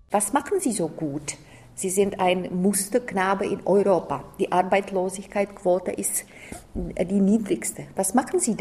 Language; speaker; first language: German; non-native, fluent; Czech